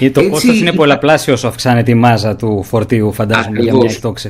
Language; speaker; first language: Greek; native; Greek